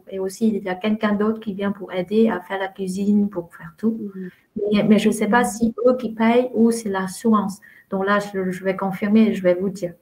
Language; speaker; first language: French; non-native, fluent; Vietnamese